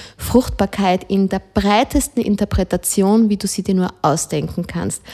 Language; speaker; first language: German; early bilingual, other home language; Spanish